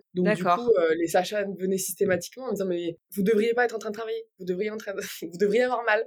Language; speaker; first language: French; native; French